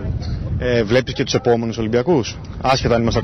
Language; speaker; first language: Greek; native; Greek